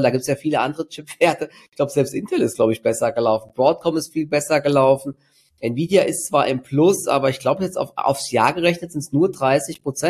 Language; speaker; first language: German; native; German